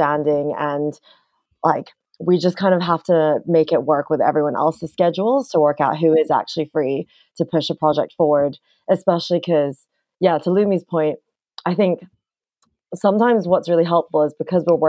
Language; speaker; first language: English; non-native, local second language; Cantonese